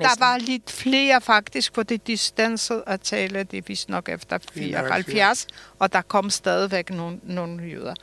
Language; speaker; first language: Danish; early bilingual, other home language; Polish